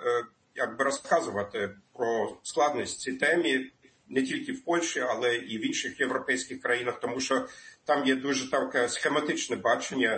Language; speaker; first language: Ukrainian; non-native, fluent; German